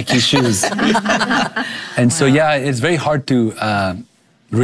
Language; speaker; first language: English; non-native, local second language; Bangla